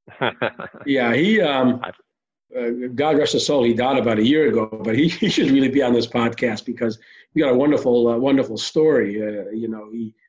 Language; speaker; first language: English; early bilingual, other home language; Hebrew